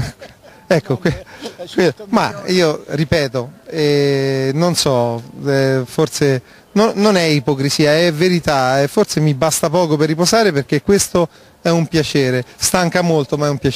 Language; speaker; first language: Italian; native; Italian